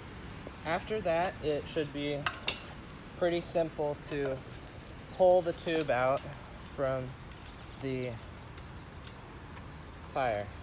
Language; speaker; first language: English; native; English